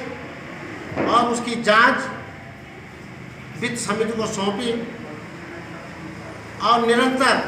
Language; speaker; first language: Hindi; native; Hindi